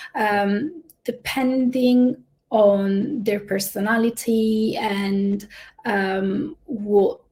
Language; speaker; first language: English; non-native, fluent; Italian